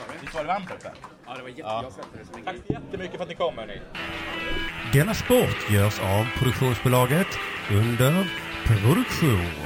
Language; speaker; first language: Swedish; native; Swedish